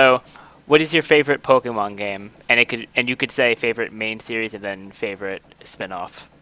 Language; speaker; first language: English; native; English